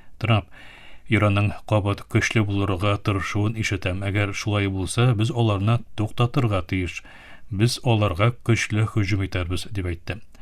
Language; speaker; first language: Tatar; early bilingual, heritage; Tatar